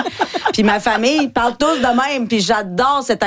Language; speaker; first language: French; native; French